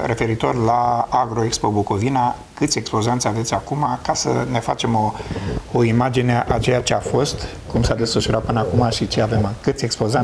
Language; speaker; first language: Romanian; native; Romanian